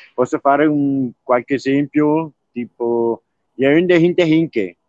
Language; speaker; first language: Italian; native; Italian